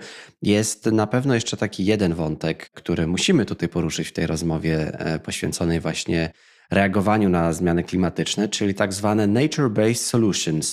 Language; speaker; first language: Polish; native; Polish